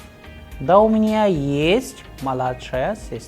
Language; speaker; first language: Russian; non-native, fluent; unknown